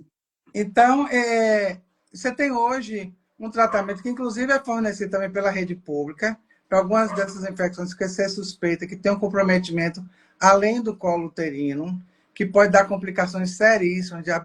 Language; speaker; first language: Portuguese; native; Portuguese